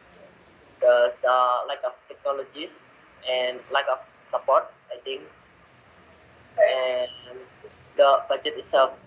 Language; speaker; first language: English; non-native, learner; Indonesian